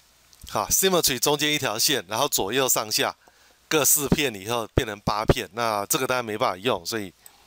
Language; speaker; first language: Chinese; native; Chinese